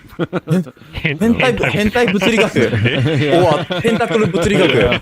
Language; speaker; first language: Japanese; native; Japanese